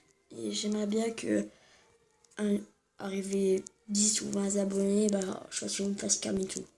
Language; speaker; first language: French; native; French